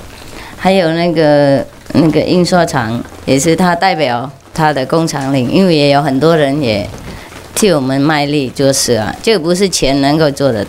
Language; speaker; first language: Chinese; non-native, fluent; Vietnamese